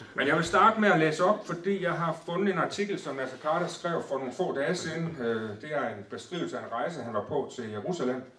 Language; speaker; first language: Danish; native; Danish